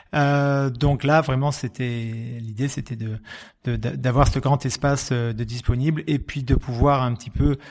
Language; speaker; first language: French; native; French